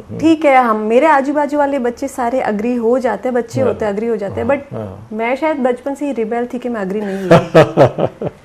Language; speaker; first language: Hindi; native; Hindi